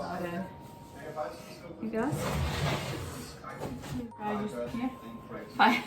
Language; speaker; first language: Danish; non-native, learner; Thai